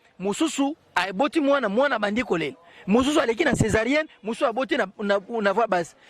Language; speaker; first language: Lingala; native; Lingala